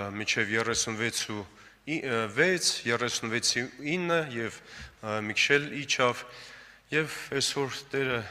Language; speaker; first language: Armenian; non-native, local second language; Russian